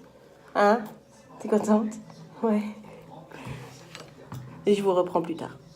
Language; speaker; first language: French; native; French